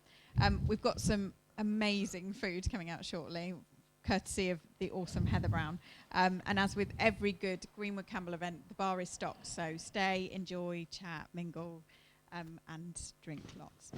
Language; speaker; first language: English; native; English